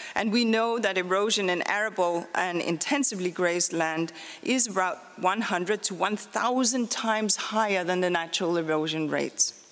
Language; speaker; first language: English; non-native, fluent; Danish